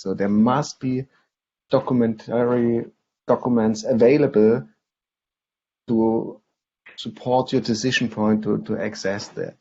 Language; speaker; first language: English; non-native, fluent; German